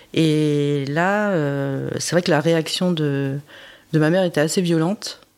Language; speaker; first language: French; early bilingual, other home language; Korean